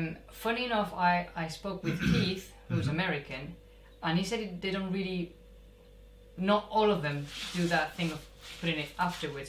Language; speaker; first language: English; non-native, fluent; Spanish